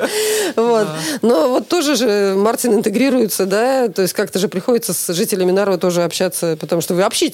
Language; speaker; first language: Russian; native; Russian